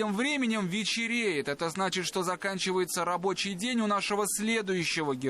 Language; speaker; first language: Russian; native; Russian